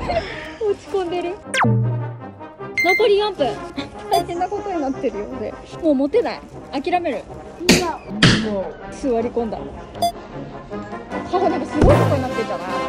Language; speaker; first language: Japanese; native; Japanese